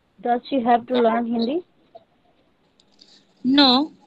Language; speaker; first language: English; non-native, learner; Bangla